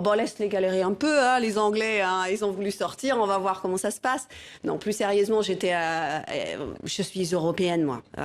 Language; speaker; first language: French; non-native, fluent; English